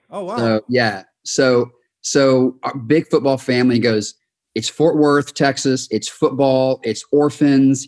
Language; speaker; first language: English; native; English